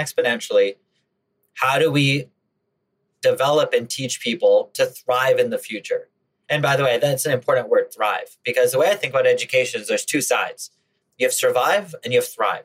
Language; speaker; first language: English; native; English